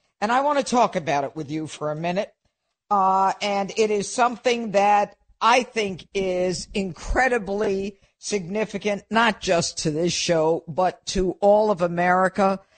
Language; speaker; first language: English; native; English